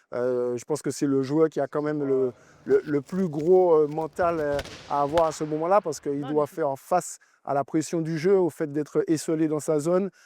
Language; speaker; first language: French; native; French